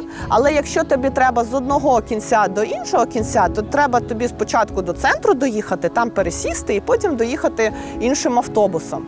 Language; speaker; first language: Ukrainian; native; Ukrainian